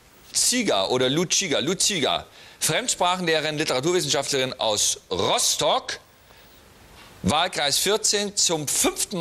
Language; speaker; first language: German; native; German